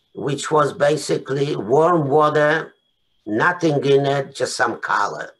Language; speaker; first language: English; non-native, fluent; Polish